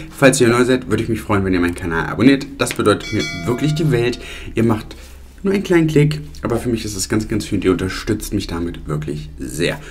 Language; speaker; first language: German; early bilingual, other home language; Italian